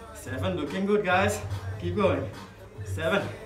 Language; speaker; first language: English; non-native, fluent; Dutch